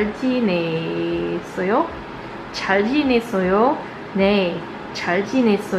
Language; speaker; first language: Korean; non-native, learner; English